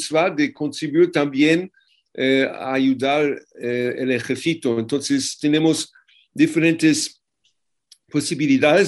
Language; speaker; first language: Spanish; non-native, fluent; English